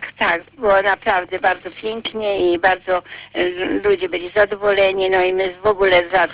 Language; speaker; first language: Polish; native; Polish